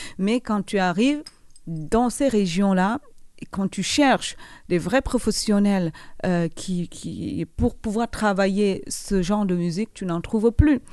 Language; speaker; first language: French; non-native, local second language; Fula